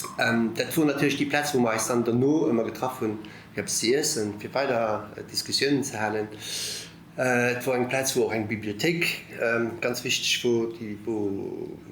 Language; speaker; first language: Luxembourgish; early bilingual, other home language; Italian